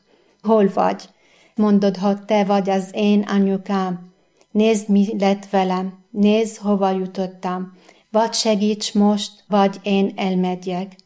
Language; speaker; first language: Hungarian; non-native, fluent; Arabic